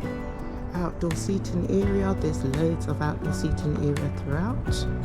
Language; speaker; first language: English; native; English